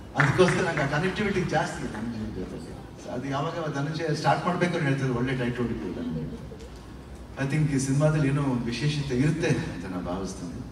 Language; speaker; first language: Kannada; native; Kannada